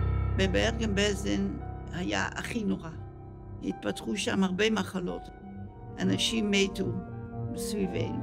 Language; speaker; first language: Hebrew; early bilingual, other home language; Dutch